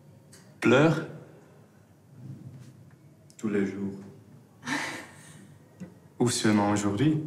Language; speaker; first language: French; non-native, local second language; Dutch